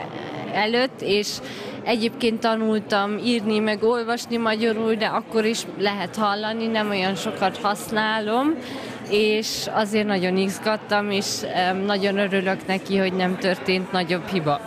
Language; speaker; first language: Hungarian; early bilingual, heritage; German